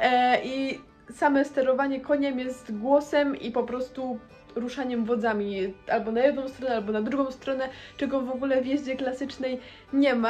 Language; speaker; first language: Polish; native; Polish